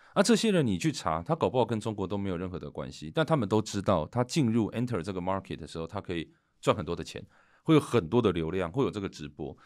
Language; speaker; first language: Chinese; native; Chinese